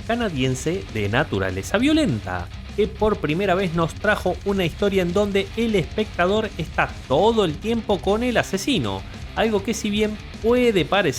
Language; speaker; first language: Spanish; native; Spanish